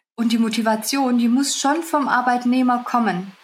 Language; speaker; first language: German; early bilingual, other home language; Russian